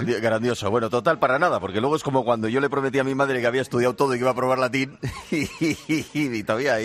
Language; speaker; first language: Spanish; native; Spanish